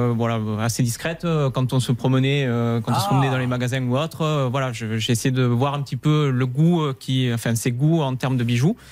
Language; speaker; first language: French; native; French